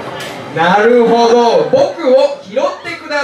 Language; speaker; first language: Japanese; native; Japanese